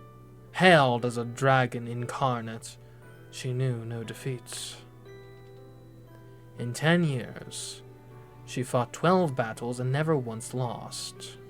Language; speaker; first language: English; native; English